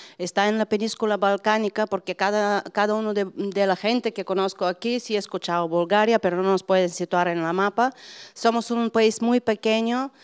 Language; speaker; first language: Spanish; non-native, fluent; Bulgarian